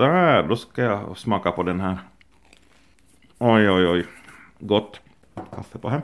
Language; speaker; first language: Swedish; native; Swedish